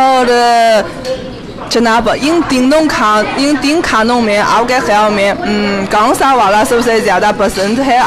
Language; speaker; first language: Hindi; non-native, fluent; Chinese